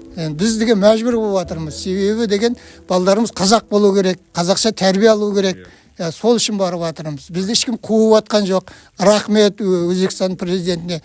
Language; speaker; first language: Kazakh; early bilingual, heritage; Kazakh